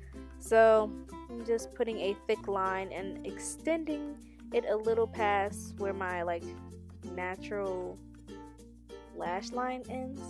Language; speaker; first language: English; native; English